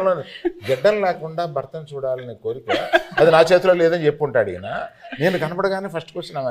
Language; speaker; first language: Telugu; native; Telugu